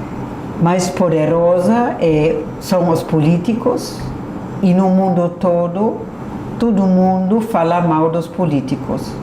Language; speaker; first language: Portuguese; non-native, fluent; German